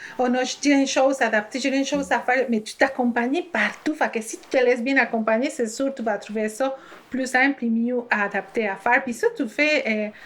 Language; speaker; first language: French; non-native, fluent; Spanish